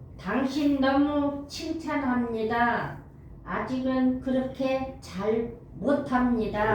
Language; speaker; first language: Korean; non-native, learner; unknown